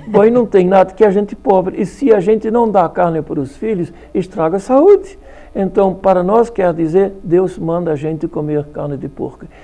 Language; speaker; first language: Portuguese; non-native, fluent; Dutch